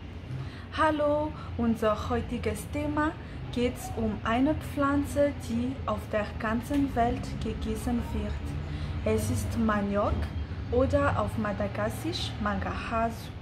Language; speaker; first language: German; non-native, fluent; Malagasy